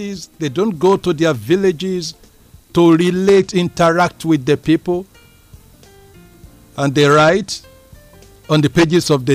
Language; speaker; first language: English; non-native, local second language; Yoruba